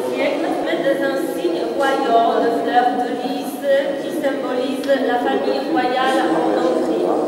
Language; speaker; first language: French; non-native, learner; Polish